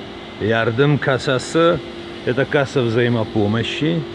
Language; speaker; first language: Russian; native; Russian